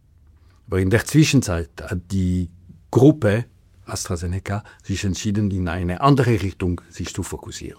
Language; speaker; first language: German; non-native, local second language; French